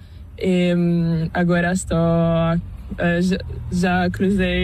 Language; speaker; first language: Spanish; non-native, learner; Italian